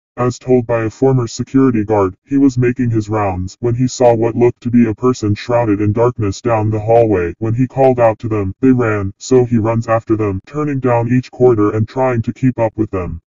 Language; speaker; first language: English; native; English